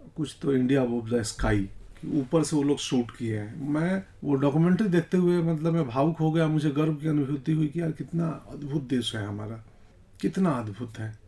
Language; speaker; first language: Hindi; native; Hindi